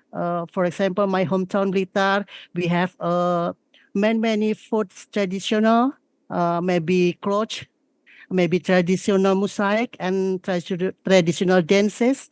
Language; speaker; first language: English; non-native, learner; Indonesian